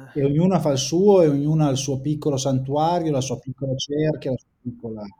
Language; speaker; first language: Italian; native; Italian